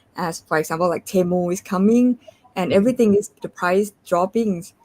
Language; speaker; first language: English; non-native, fluent; Thai